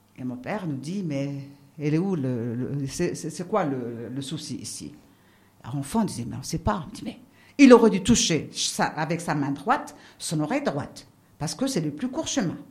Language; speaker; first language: French; non-native, local second language; Arabic